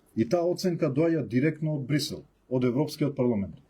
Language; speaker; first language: Macedonian; non-native, local second language; Albanian